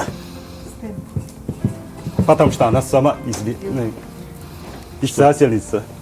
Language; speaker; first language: Russian; non-native, learner; Korean